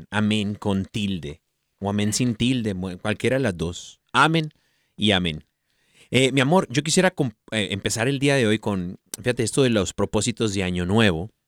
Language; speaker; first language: Spanish; early bilingual, heritage; Spanish